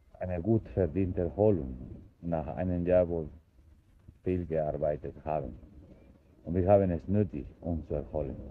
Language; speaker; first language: German; non-native, fluent; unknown